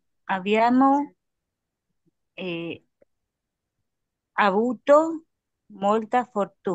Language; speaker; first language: Italian; non-native, learner; Spanish